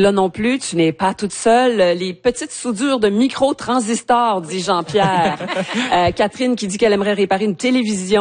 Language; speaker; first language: French; native; French